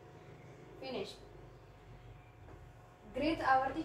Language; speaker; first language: English; non-native, learner; Indonesian